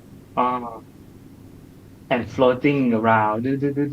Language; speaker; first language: English; non-native, learner; Thai